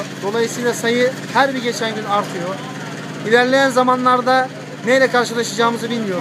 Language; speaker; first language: Turkish; native; Turkish